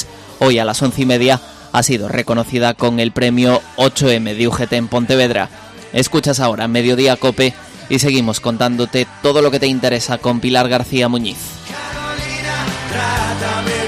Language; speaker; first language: Spanish; native; Spanish